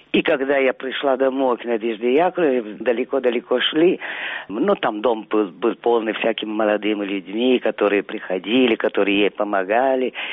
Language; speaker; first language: Russian; non-native, fluent; Italian